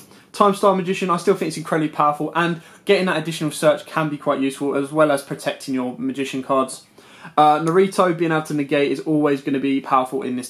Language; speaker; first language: English; native; English